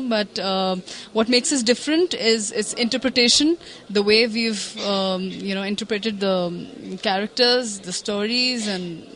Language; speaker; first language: English; non-native, local second language; Punjabi